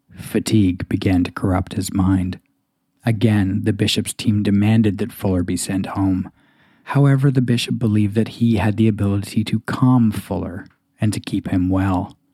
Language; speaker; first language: English; native; English